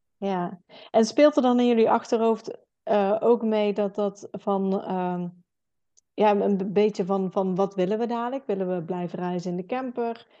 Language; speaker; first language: Dutch; native; Dutch